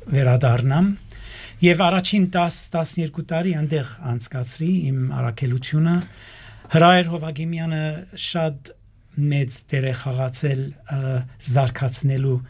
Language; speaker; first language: Armenian; early bilingual, heritage; Armenian